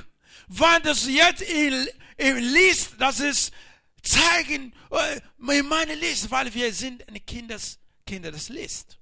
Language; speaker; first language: German; non-native, learner; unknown